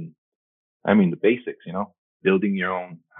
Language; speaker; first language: English; early bilingual, other home language; Spanish